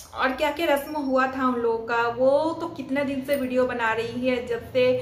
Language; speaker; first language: Hindi; non-native, local second language; Bangla